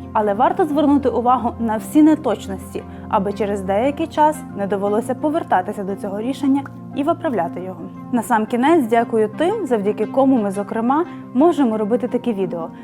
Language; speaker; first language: Ukrainian; native; Ukrainian